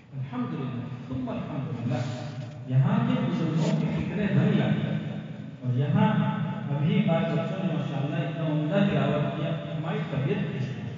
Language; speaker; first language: Urdu; non-native, local second language; Gujarati